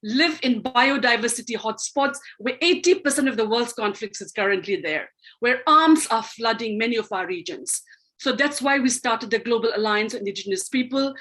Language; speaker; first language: English; non-native, local second language; Manipuri